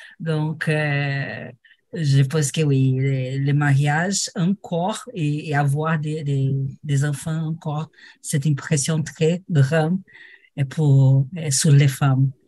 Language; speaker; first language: French; non-native, learner; Portuguese